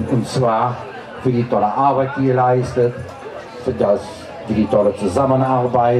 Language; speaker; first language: German; native; German